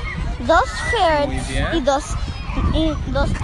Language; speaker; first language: Spanish; non-native, learner; English